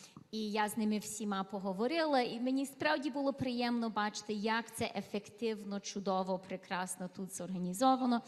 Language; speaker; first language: Ukrainian; early bilingual, heritage; Ukrainian